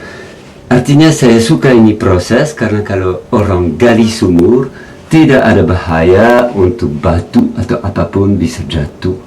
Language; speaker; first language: Indonesian; non-native, learner; French